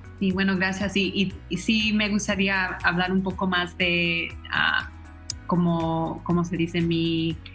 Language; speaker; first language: Spanish; early bilingual, heritage; Spanish